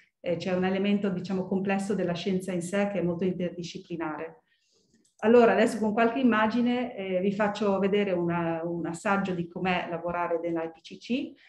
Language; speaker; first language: Italian; early bilingual, heritage; Italian